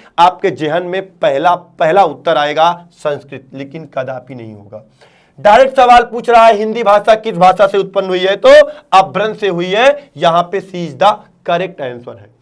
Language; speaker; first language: Hindi; native; Hindi